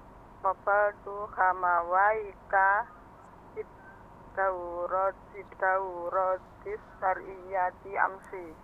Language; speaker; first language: Arabic; non-native, learner; Indonesian